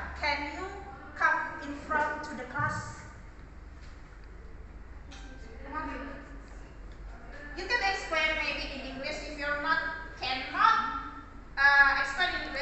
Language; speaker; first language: English; non-native, learner; Indonesian